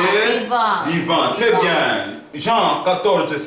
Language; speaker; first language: French; non-native, fluent; Korean